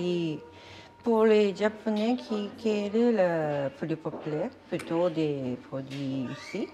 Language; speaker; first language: French; non-native, learner; Japanese